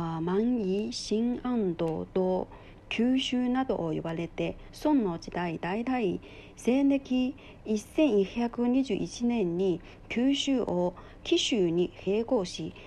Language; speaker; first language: Japanese; non-native, learner; Chinese